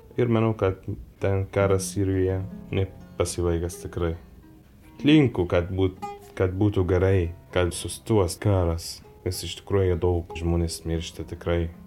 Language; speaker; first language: Lithuanian; non-native, learner; Arabic